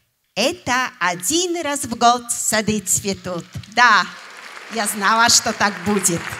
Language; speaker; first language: Russian; non-native, fluent; Polish